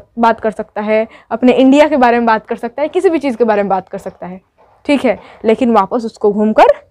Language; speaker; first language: Hindi; native; Hindi